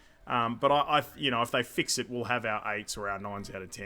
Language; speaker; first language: English; native; English